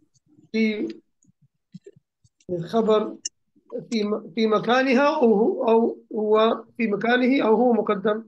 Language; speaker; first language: Arabic; non-native, fluent; English